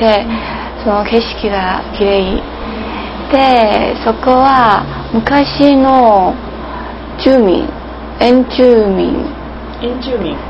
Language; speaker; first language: Japanese; non-native, learner; English